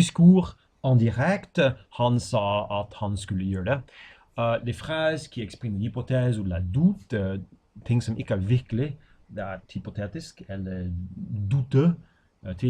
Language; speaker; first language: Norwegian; non-native, fluent; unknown